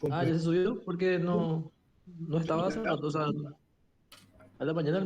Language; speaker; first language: Spanish; native; Spanish